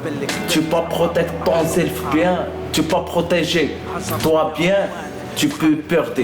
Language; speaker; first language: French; non-native, local second language; Arabic